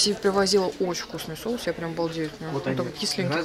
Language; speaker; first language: Russian; native; Russian